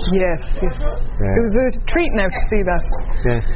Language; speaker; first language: English; native; English